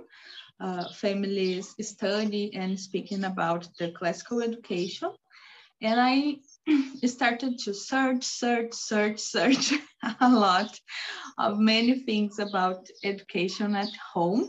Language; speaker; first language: English; non-native, learner; Portuguese